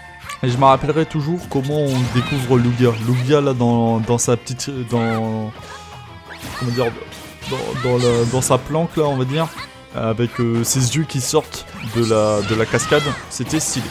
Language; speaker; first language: French; native; French